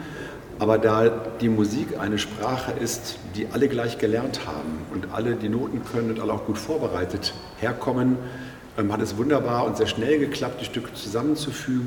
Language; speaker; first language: German; native; German